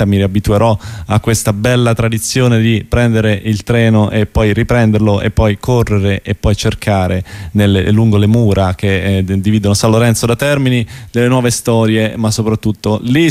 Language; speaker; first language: Italian; native; Italian